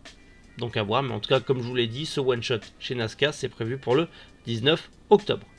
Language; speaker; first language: French; native; French